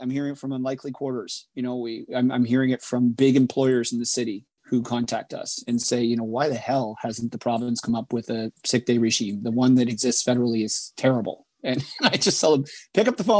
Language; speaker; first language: English; native; English